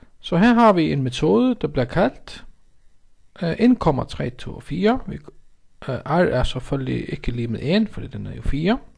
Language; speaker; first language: Danish; non-native, local second language; Faroese